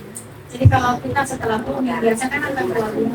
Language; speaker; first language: Indonesian; native; Indonesian